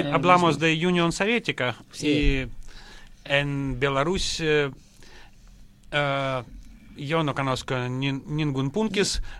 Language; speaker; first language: Spanish; non-native, learner; Russian